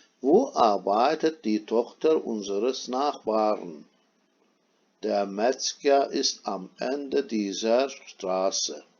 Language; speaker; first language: German; non-native, fluent; Turkish